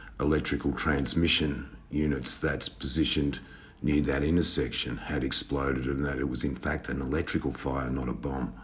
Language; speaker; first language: English; native; English